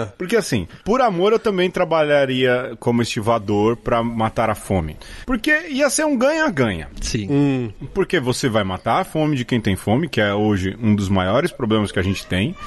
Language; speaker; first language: Portuguese; native; Portuguese